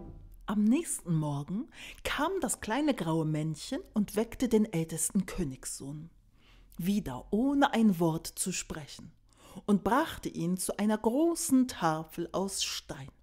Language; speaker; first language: German; native; German